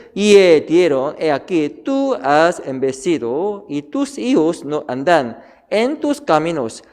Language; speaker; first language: Spanish; non-native, learner; Korean